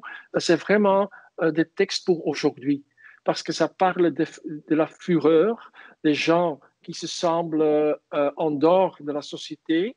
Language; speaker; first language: French; non-native, fluent; Dutch